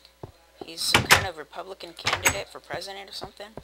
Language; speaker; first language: English; native; English